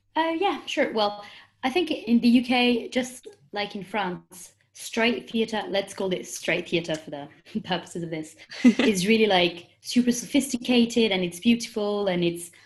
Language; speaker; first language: English; non-native, fluent; French